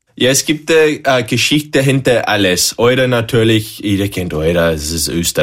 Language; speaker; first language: German; non-native, learner; English